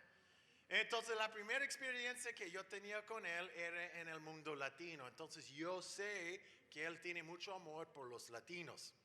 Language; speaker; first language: Spanish; non-native, fluent; English